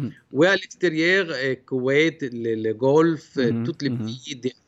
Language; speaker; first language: French; non-native, learner; Arabic